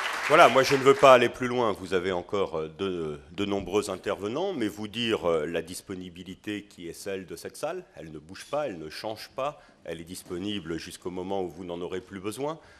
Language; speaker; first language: French; native; French